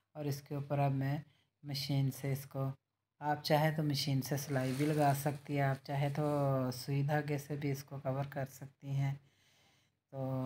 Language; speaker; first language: Hindi; native; Hindi